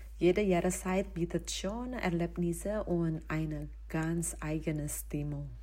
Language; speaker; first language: German; non-native, fluent; Indonesian